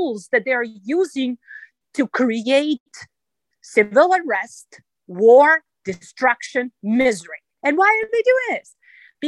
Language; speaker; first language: English; non-native, fluent; Serbian